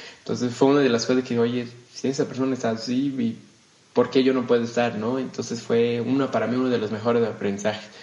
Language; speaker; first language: Spanish; non-native, fluent; Portuguese